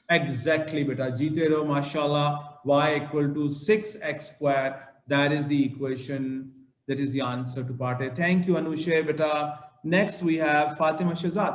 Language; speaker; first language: English; non-native, local second language; Urdu